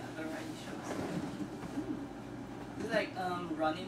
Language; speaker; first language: English; non-native, learner; Chinese